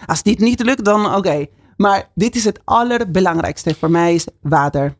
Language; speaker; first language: Dutch; non-native, fluent; Spanish